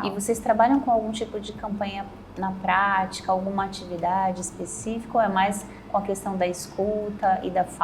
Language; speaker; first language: Portuguese; native; Portuguese